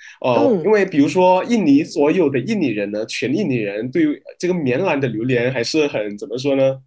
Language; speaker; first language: Chinese; non-native, fluent; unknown